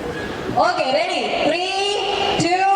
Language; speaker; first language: Tamil; native; Tamil